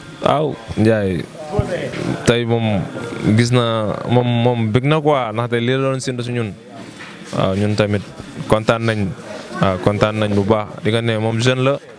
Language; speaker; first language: Wolof; native; Wolof